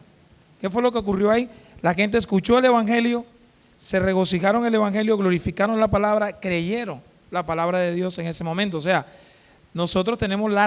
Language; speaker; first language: Spanish; native; Spanish